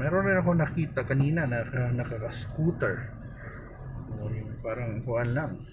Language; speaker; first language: Filipino; non-native, local second language; Cebuano